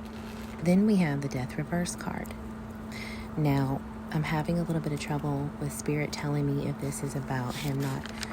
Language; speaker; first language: English; native; English